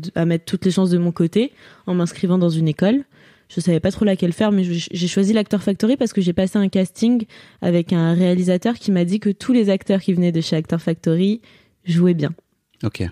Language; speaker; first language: French; native; French